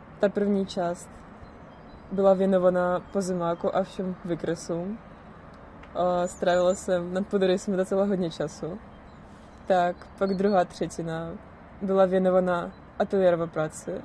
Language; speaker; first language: Czech; non-native, fluent; Russian